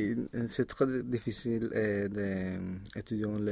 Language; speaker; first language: French; non-native, learner; Spanish